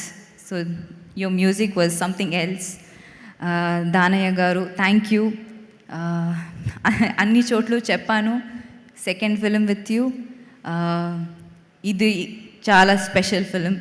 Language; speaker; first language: Telugu; non-native, learner; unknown